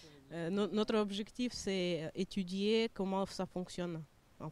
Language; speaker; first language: French; non-native, fluent; Russian